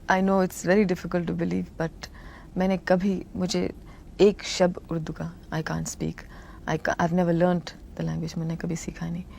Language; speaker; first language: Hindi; non-native, local second language; Tamil